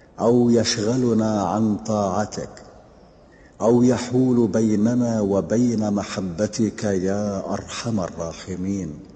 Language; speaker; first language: Arabic; native; Arabic